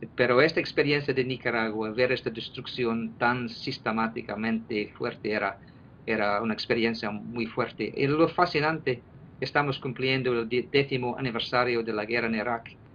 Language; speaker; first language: Spanish; non-native, fluent; English